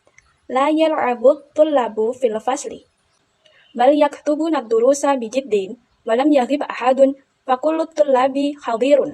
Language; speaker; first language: Arabic; non-native, learner; Indonesian